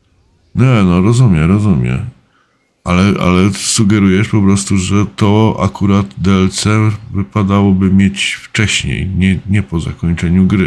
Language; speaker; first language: Polish; native; Polish